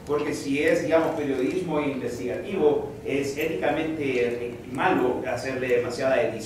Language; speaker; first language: Spanish; native; Spanish